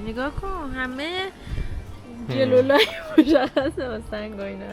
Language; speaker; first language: Persian; native; Persian